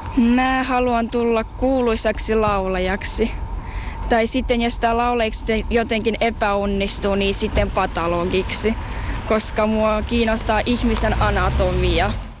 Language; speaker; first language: Finnish; early bilingual, other home language; Russian